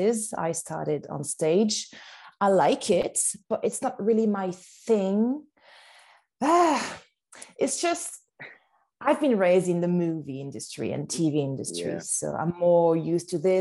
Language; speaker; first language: English; non-native, fluent; French